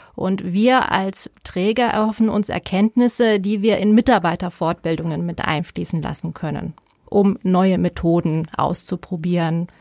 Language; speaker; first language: German; native; German